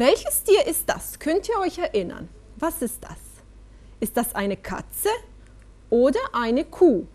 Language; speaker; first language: German; non-native, fluent; Bosnian